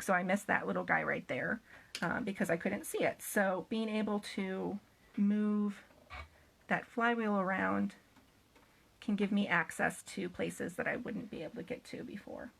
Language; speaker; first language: English; native; English